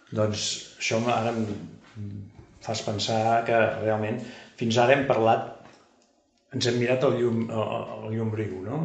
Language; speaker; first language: Catalan; native; Catalan